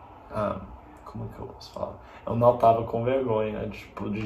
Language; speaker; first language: Portuguese; non-native, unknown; English